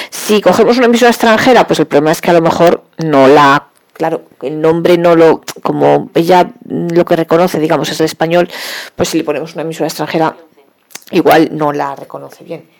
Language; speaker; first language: Spanish; native; Spanish